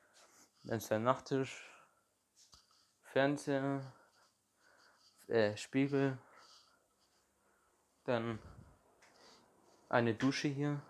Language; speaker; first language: German; native; German